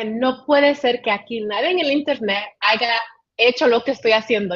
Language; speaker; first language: Spanish; early bilingual, heritage; Spanish